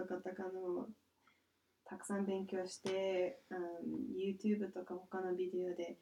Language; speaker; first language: Japanese; non-native, fluent; English